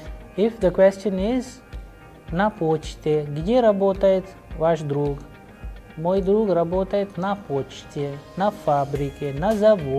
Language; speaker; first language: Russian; non-native, fluent; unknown